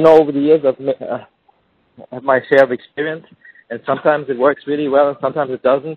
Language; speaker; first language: English; native; English